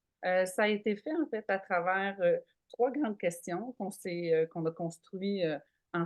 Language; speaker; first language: French; native; French